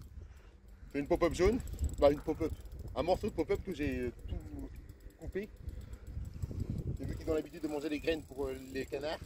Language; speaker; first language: French; native; French